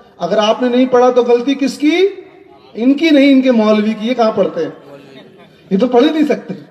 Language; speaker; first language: Urdu; native; Urdu